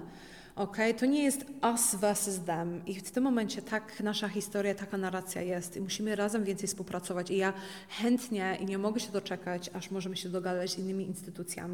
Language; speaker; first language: Polish; early bilingual, heritage; Polish